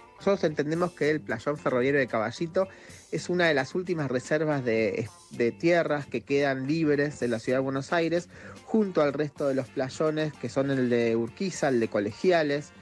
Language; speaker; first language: Spanish; native; Spanish